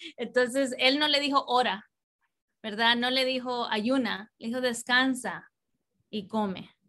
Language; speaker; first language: Spanish; early bilingual, heritage; Spanish